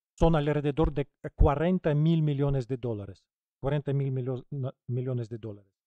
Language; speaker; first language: Spanish; non-native, fluent; Ukrainian